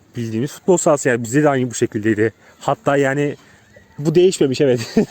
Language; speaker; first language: Turkish; native; Turkish